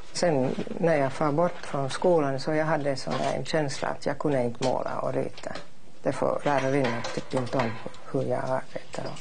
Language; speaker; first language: Swedish; non-native, fluent; English